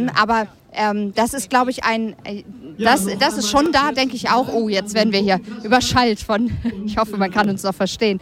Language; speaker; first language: German; native; German